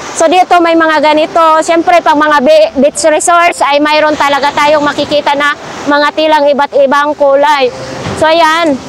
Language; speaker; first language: Filipino; non-native, local second language; Masbatenyo